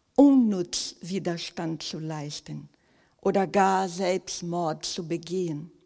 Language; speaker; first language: German; non-native, fluent; Portuguese